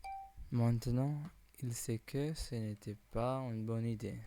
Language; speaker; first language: French; non-native, learner; English